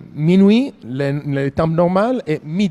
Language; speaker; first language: French; non-native, fluent; Italian